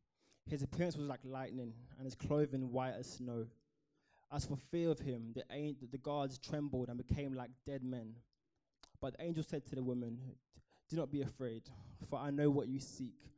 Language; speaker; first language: English; native; English